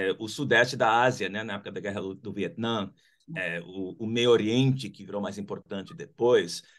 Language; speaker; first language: Portuguese; non-native, fluent; English